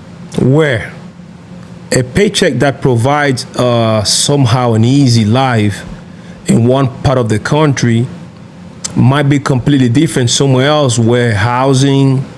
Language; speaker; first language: English; native; English